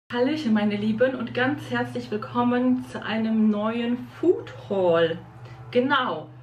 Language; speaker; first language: German; early bilingual, other home language; Polish